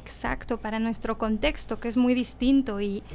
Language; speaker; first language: Spanish; early bilingual, heritage; Spanish